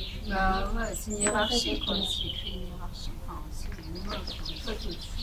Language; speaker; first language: French; native; French